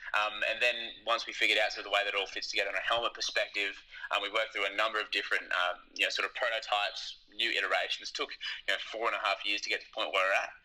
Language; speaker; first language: English; native; English